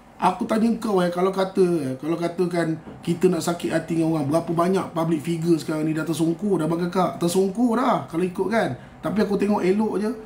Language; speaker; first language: Malay; native; Malay